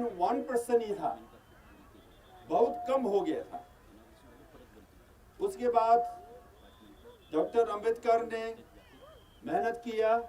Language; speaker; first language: Hindi; non-native, fluent; Tibetan